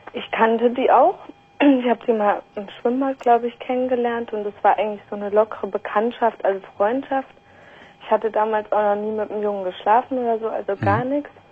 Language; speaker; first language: German; native; German